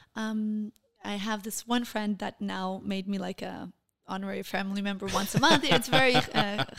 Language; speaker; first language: English; non-native, fluent; Portuguese